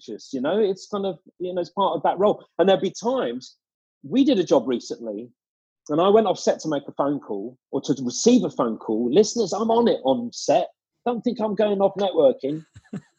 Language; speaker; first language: English; native; English